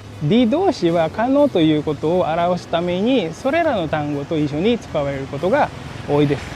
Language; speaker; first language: Japanese; non-native, fluent; Indonesian